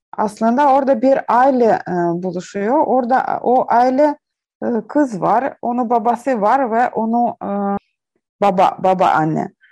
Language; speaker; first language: Turkish; non-native, learner; Ukrainian